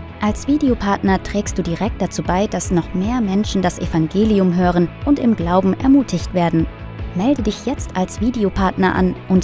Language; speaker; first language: German; native; German